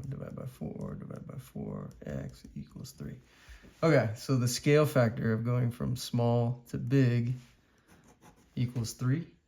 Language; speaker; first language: English; native; English